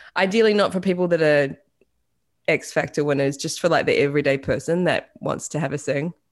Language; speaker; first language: English; native; English